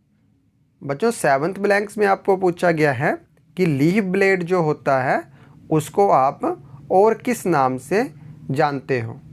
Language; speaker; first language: Hindi; native; Hindi